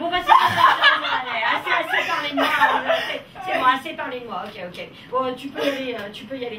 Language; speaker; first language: French; native; French